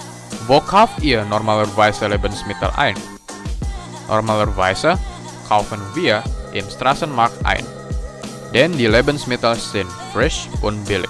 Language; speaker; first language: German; non-native, learner; Indonesian